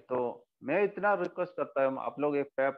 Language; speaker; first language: Hindi; non-native, local second language; Malayalam